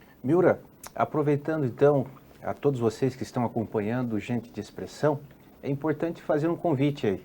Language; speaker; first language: Portuguese; native; Portuguese